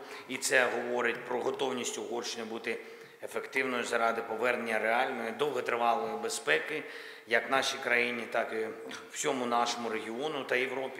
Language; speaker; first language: Ukrainian; non-native, local second language; Russian